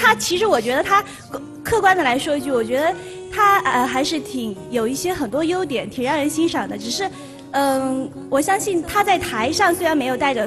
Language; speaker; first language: Chinese; non-native, fluent; English